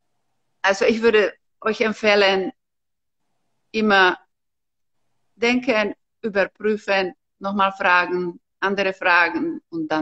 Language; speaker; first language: German; non-native, fluent; Slovak